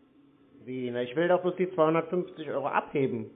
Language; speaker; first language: German; native; German